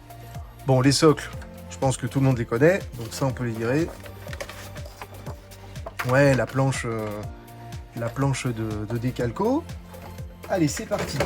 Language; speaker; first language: French; native; French